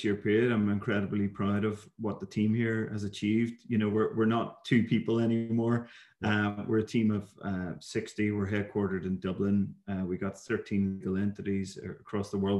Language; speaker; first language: English; native; English